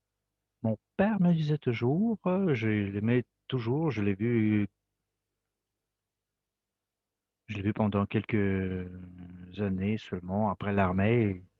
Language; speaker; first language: French; non-native, fluent; Russian